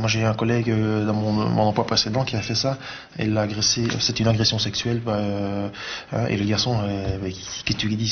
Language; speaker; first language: French; native; French